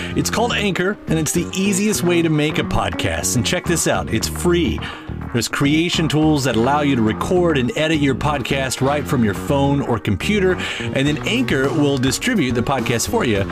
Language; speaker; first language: English; native; English